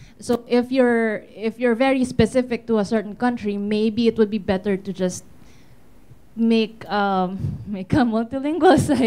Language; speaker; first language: English; non-native, local second language; Filipino